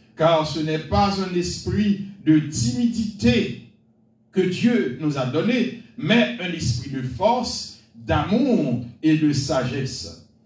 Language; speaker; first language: French; non-native, local second language; Haitian Creole